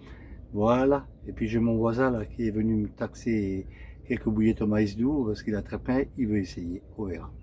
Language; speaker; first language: French; native; French